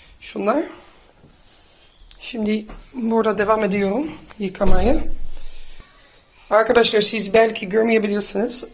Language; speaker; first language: Turkish; early bilingual, heritage; Turkish